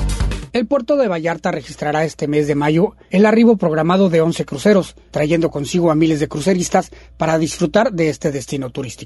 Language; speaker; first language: Spanish; native; Spanish